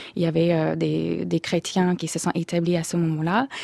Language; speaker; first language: French; non-native, fluent; English